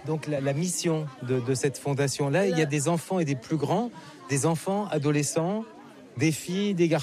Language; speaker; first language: French; native; French